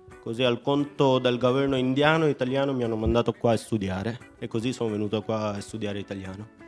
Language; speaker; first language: Italian; non-native, fluent; Hindi